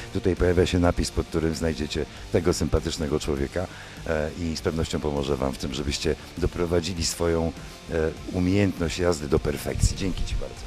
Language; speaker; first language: Polish; native; Polish